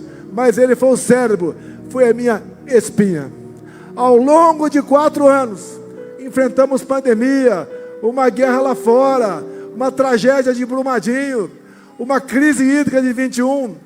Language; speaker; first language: Portuguese; native; Portuguese